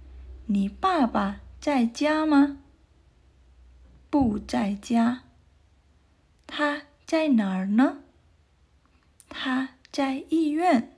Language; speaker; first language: Chinese; non-native, fluent; Indonesian